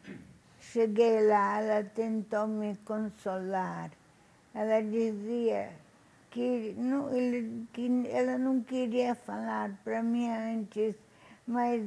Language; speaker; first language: Portuguese; non-native, fluent; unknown